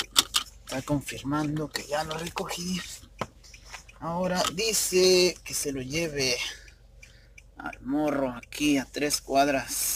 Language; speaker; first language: Spanish; early bilingual, heritage; Spanish